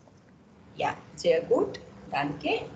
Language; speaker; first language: German; non-native, fluent; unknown